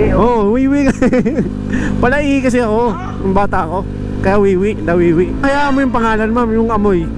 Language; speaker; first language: Filipino; native; Filipino